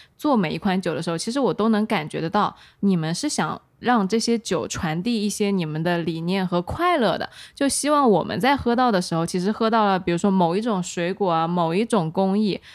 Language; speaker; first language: Chinese; native; Chinese